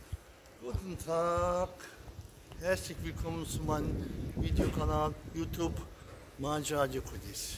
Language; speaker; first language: German; non-native, learner; Turkish